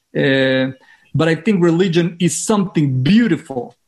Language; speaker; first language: English; non-native, fluent; Spanish